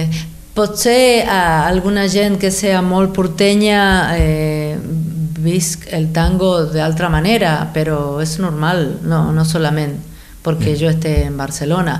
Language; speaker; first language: Catalan; non-native, fluent; Spanish